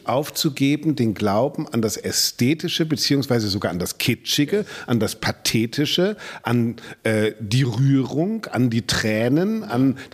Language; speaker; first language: German; native; German